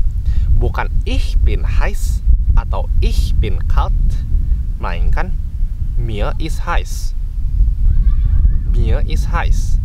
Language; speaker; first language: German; non-native, fluent; Indonesian